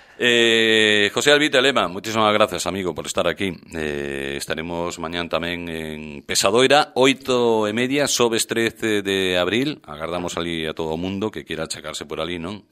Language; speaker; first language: Galician; native; Galician